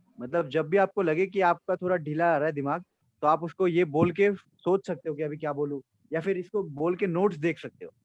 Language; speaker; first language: Hindi; non-native, local second language; Assamese